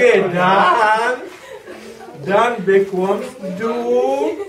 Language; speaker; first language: German; non-native, learner; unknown